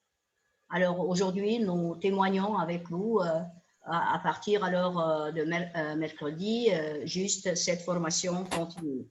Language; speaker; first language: French; non-native, fluent; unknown